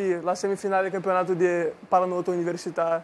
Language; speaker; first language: Italian; non-native, learner; Portuguese